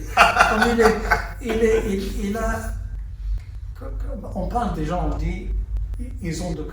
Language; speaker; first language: French; early bilingual, heritage; French